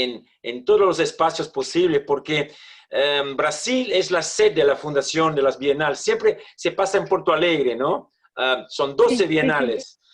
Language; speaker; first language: Spanish; non-native, fluent; Portuguese